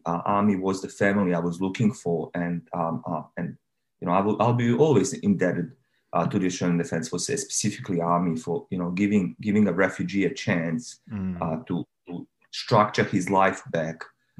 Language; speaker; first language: English; non-native, fluent; Bosnian